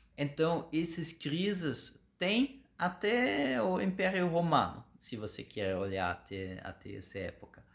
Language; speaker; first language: Portuguese; non-native, fluent; German